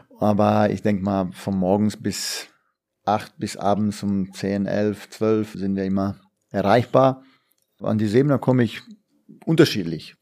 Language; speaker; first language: German; non-native, fluent; Bosnian